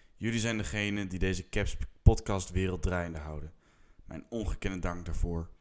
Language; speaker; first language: English; non-native, fluent; Dutch